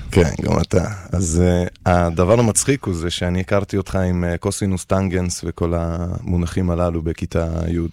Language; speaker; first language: Hebrew; early bilingual, other home language; Russian